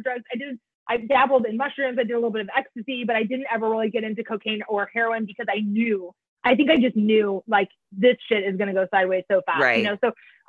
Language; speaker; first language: English; native; English